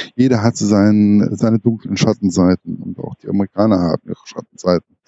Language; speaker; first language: German; native; German